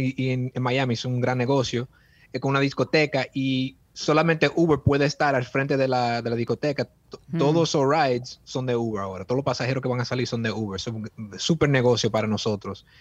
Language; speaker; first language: Spanish; early bilingual, heritage; Spanish